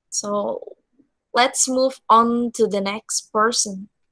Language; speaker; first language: English; non-native, learner; Indonesian